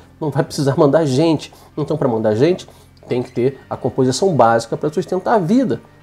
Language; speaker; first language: Portuguese; native; Portuguese